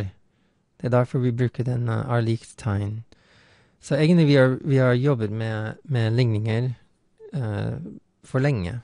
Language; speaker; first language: Norwegian; non-native, fluent; English